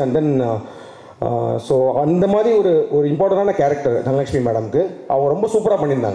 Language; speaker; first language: Tamil; native; Tamil